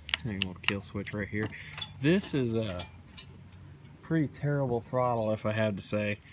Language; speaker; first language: English; native; English